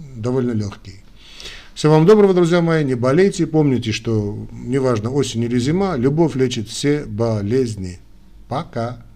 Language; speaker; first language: Russian; non-native, local second language; Armenian